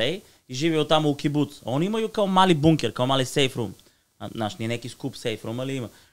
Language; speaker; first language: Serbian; non-native, learner; Bulgarian